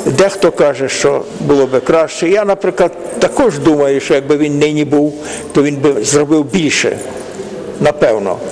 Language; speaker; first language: Ukrainian; native; Ukrainian